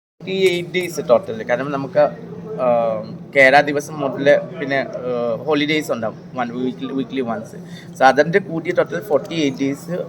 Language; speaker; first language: Malayalam; non-native, local second language; Assamese